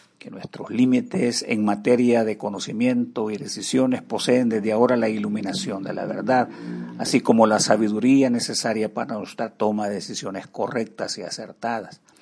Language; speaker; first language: Spanish; native; Spanish